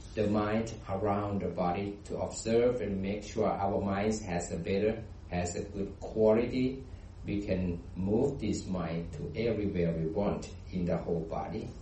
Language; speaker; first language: English; non-native, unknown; Thai